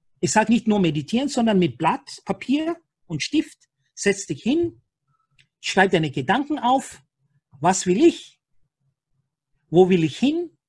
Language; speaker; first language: German; non-native, fluent; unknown